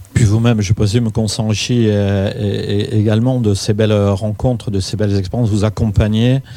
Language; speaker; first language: French; native; French